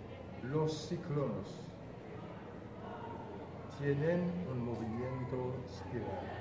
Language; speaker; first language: Spanish; non-native, fluent; Haitian Creole